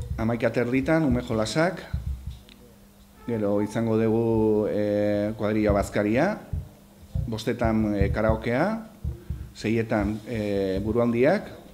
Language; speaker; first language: Basque; native; Basque